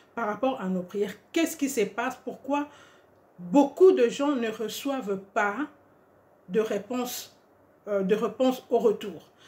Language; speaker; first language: French; non-native, local second language; Lingala